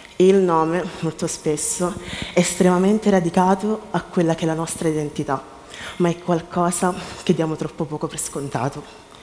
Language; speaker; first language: Italian; native; Italian